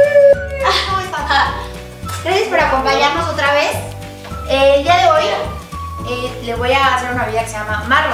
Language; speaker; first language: Spanish; native; Spanish